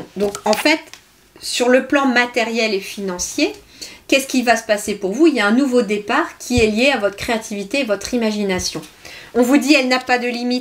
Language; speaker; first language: French; native; French